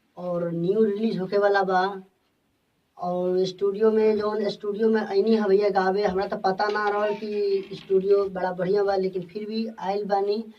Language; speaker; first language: Bhojpuri; non-native, local second language; Maithili